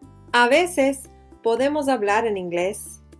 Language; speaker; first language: Spanish; non-native, fluent; English